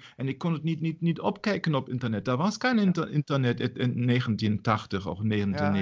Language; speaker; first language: Dutch; non-native, learner; German